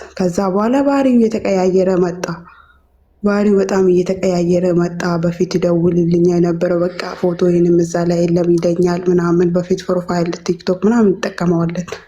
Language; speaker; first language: Amharic; non-native, local second language; Oromo